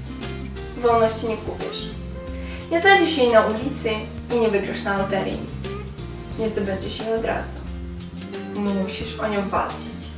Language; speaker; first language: Polish; non-native, fluent; Ukrainian